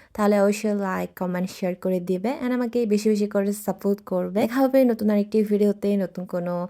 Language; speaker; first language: Bangla; non-native, local second language; Chakma